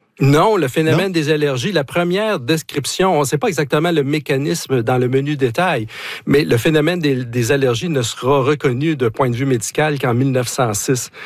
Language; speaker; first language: French; native; French